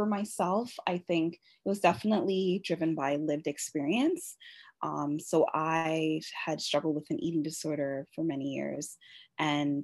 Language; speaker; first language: English; native; English